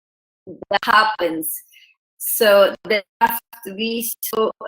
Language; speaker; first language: English; non-native, learner; Spanish